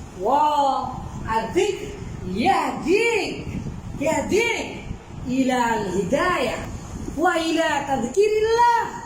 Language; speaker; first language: Arabic; non-native, fluent; Bangla